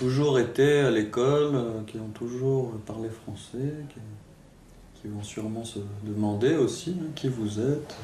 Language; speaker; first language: French; native; French